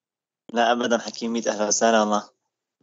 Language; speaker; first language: Arabic; native; Arabic